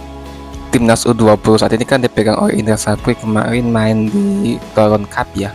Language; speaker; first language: Indonesian; native; Indonesian